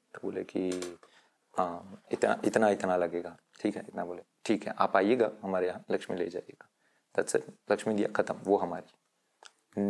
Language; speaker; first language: Hindi; non-native, local second language; Gujarati